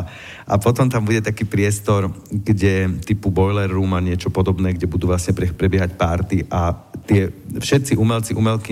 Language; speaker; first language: Slovak; native; Slovak